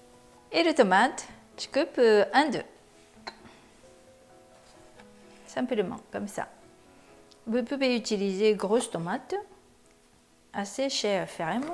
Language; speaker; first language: French; non-native, learner; Japanese